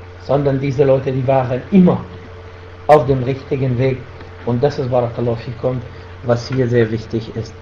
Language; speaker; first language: German; non-native, fluent; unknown